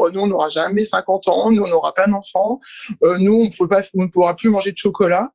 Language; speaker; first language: French; native; French